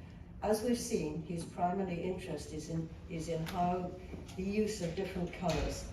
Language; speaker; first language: English; native; English